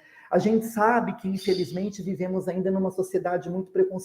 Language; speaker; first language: Portuguese; native; Portuguese